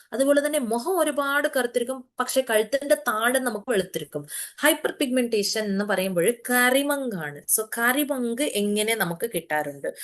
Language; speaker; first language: Malayalam; early bilingual, heritage; Malayalam